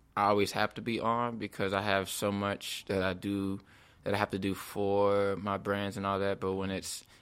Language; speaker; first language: English; native; English